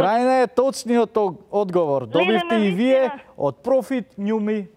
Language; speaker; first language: Macedonian; native; Macedonian